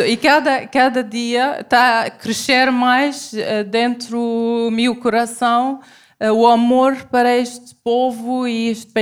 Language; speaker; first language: Portuguese; non-native, fluent; Arabic